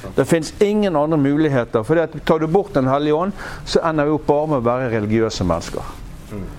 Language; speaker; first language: Norwegian; native; Norwegian